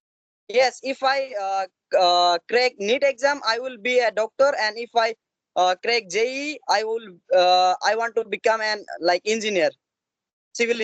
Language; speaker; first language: English; non-native, learner; Assamese